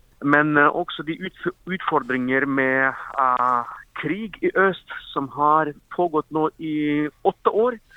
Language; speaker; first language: Norwegian; non-native, fluent; Ukrainian